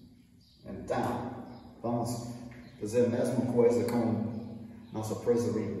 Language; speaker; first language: Portuguese; non-native, fluent; English